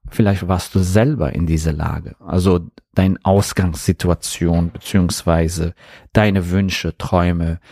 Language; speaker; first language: German; non-native, fluent; Persian